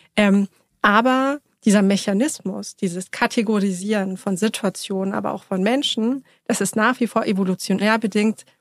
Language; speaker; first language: German; early bilingual, other home language; Persian